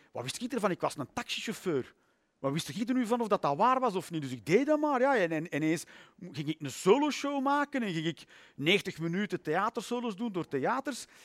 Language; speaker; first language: Dutch; native; Dutch